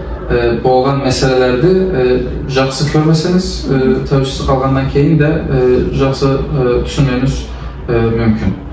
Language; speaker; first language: Kazakh; non-native, learner; Turkish